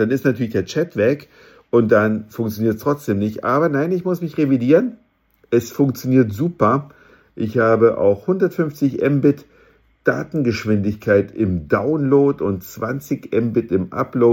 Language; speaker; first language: German; native; German